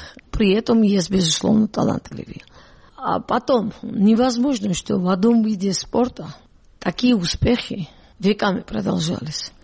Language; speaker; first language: Russian; non-native, local second language; Georgian